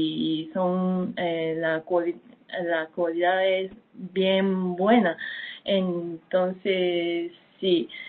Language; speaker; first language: Spanish; non-native, fluent; Japanese